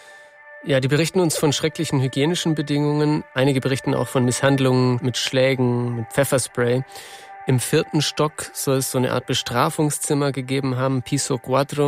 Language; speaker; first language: German; native; German